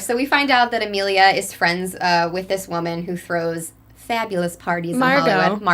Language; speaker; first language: English; native; English